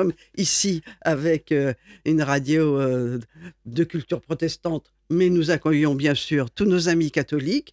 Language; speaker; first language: French; native; French